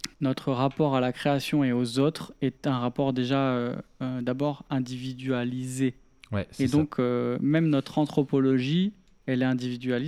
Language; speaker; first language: French; native; French